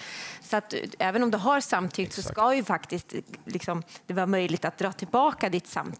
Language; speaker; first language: Swedish; native; Swedish